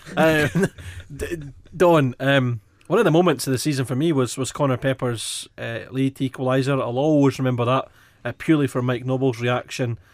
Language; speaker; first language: English; native; English